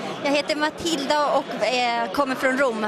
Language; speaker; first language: Swedish; early bilingual, heritage; Italian